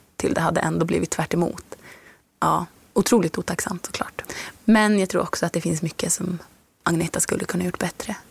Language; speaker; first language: Swedish; native; Swedish